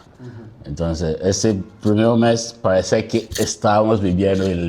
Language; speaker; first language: Spanish; non-native, learner; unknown